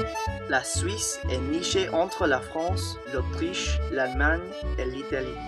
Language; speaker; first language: French; non-native, learner; English